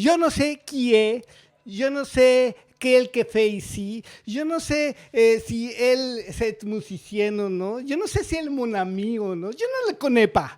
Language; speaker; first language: French; non-native, learner; Spanish